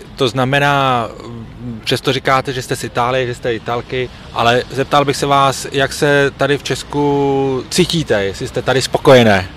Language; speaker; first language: Czech; native; Czech